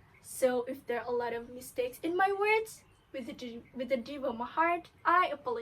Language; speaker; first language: English; non-native, learner; Indonesian